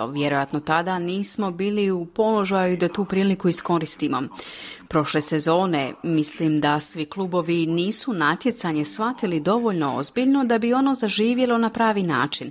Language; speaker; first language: Croatian; native; Croatian